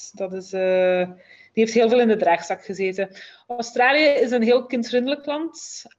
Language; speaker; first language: Dutch; native; Dutch